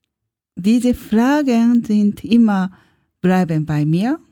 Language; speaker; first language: German; non-native, learner; Japanese